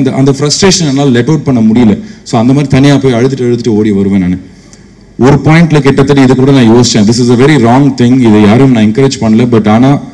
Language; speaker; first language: Tamil; native; Tamil